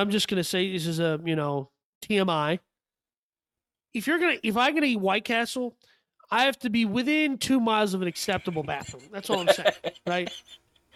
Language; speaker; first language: English; native; English